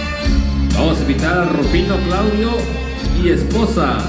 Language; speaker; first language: Spanish; native; Spanish